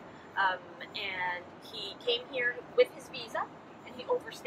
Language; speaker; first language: English; native; English